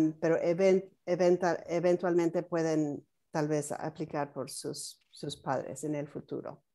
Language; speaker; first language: Spanish; non-native, fluent; English